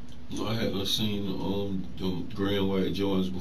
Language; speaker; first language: English; native; English